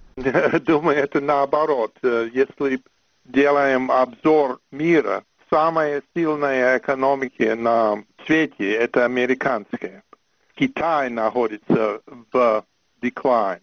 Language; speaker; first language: Russian; non-native, fluent; English